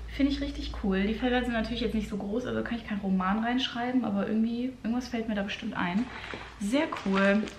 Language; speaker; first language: German; native; German